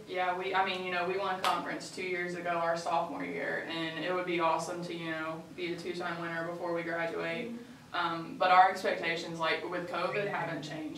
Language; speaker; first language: English; native; English